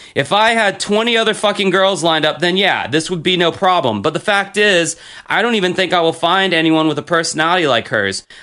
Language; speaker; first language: English; native; English